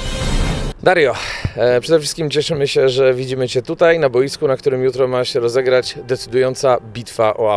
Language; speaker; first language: Polish; native; Polish